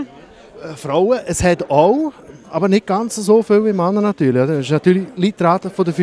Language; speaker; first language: German; native; German